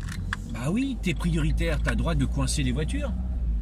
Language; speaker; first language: French; native; French